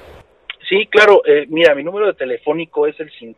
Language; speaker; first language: Spanish; native; Spanish